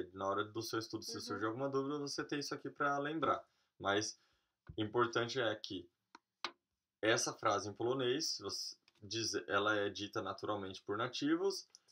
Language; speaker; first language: Portuguese; native; Portuguese